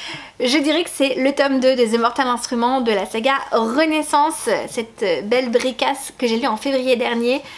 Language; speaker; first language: French; native; French